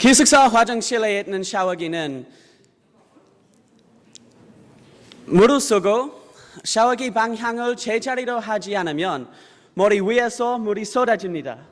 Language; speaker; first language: Korean; non-native, fluent; English